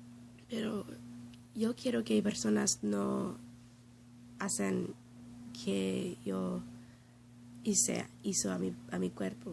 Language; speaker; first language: Spanish; non-native, learner; English